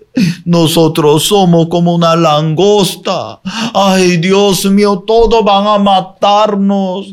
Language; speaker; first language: Spanish; non-native, fluent; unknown